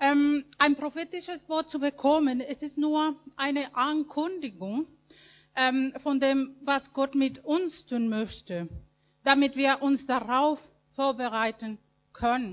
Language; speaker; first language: German; non-native, fluent; Spanish